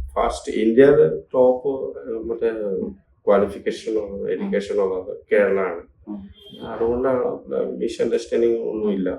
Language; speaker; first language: Malayalam; non-native, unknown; Assamese